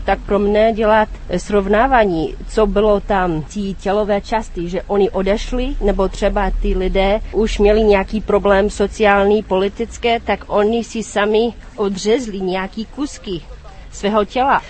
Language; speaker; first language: Czech; non-native, fluent; English